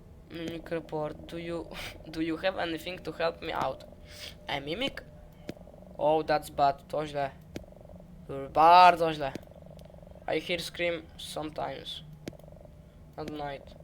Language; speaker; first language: English; non-native, learner; Polish